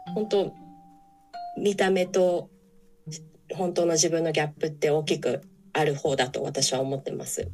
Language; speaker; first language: Japanese; early bilingual, other home language; English